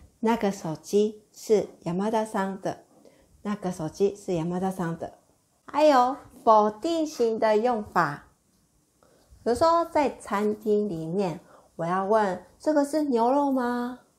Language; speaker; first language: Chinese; non-native, fluent; Japanese